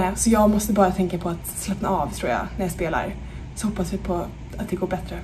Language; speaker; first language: Swedish; native; Swedish